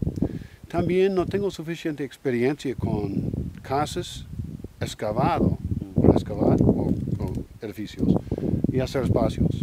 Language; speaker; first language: Spanish; non-native, learner; English